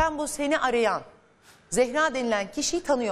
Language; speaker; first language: Turkish; native; Turkish